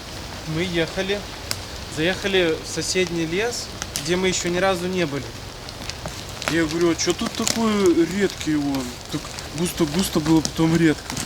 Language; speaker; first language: Russian; native; Russian